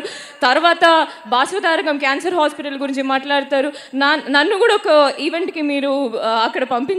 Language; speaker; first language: Telugu; non-native, fluent; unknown